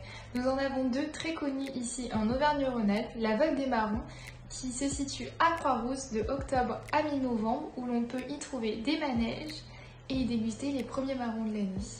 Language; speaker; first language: French; native; French